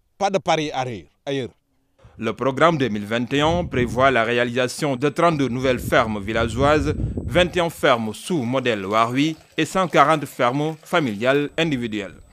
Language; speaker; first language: French; non-native, local second language; Wolof